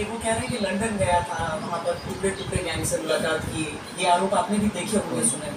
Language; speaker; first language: Hindi; native; Hindi